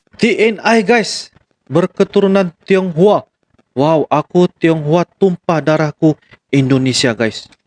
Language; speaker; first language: Malay; native; Malay